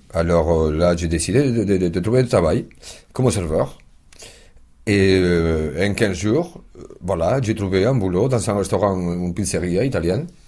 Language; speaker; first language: French; non-native, fluent; Spanish